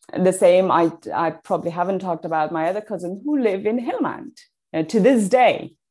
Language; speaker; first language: English; non-native, fluent; Persian